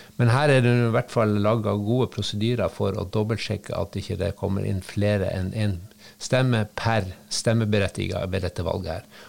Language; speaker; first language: Norwegian; native; Norwegian